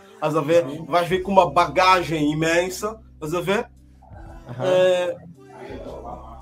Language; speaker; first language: Portuguese; native; Portuguese